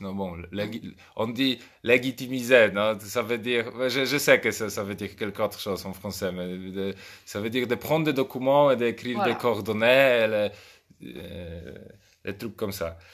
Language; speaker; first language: French; non-native, fluent; Polish